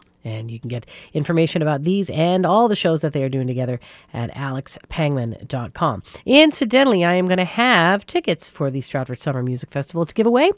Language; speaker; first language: English; native; English